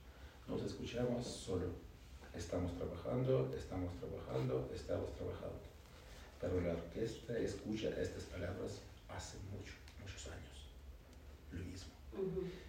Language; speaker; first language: Spanish; non-native, learner; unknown